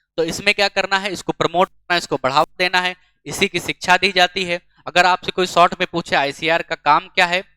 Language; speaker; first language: Hindi; native; Hindi